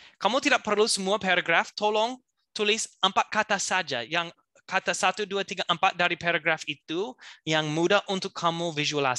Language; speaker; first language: Indonesian; non-native, fluent; English